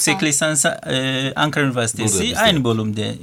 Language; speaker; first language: Turkish; non-native, learner; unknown